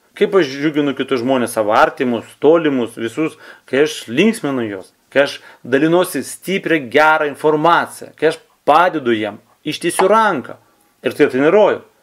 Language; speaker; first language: Lithuanian; non-native, local second language; Russian